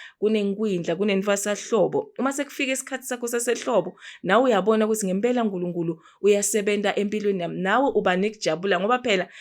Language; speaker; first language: Zulu; non-native, local second language; Swati